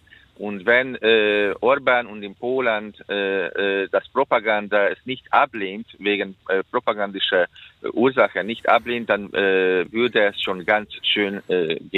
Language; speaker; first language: German; non-native, fluent; Hungarian